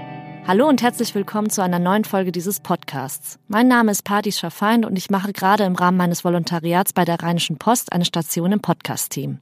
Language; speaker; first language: German; native; German